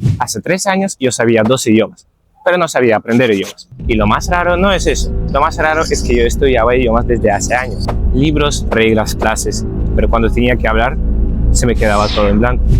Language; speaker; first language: Spanish; non-native, fluent; Ukrainian